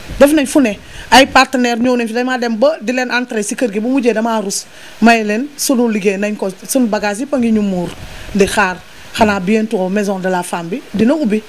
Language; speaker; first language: Wolof; native; Wolof